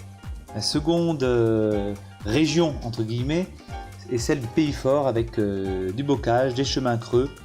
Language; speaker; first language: French; native; French